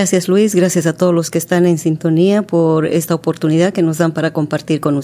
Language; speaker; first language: Spanish; native; Spanish